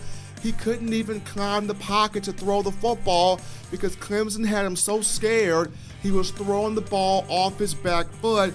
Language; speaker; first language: English; native; English